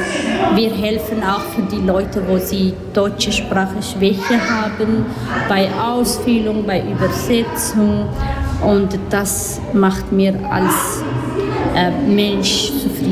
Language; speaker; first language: German; non-native, learner; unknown